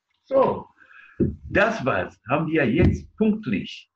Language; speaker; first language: German; non-native, fluent; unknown